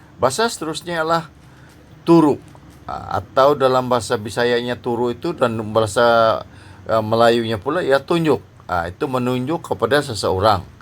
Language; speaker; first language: Malay; non-native, local second language; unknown